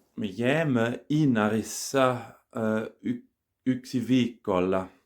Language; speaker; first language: Finnish; non-native, learner; German